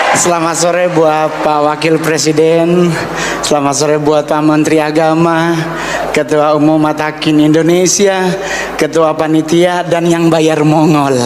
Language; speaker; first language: Indonesian; native; Indonesian